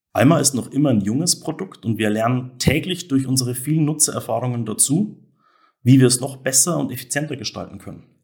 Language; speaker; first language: German; native; German